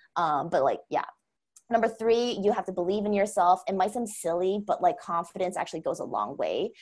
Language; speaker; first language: English; non-native, fluent; Chinese